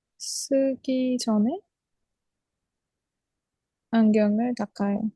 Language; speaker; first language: Korean; non-native, learner; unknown